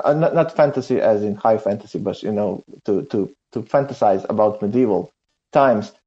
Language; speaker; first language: English; non-native, fluent; Serbian